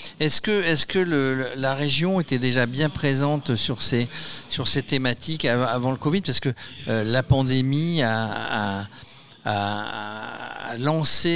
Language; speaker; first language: French; native; French